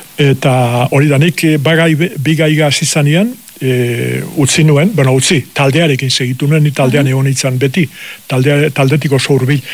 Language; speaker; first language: Basque; native; Basque